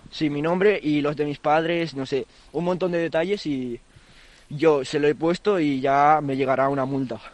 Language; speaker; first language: Spanish; early bilingual, other home language; French